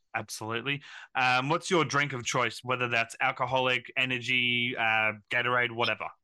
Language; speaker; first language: English; native; English